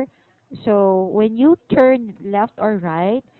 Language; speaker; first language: English; non-native, fluent; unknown